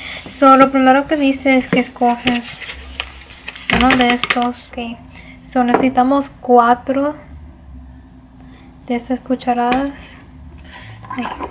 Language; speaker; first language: Spanish; early bilingual, heritage; Spanish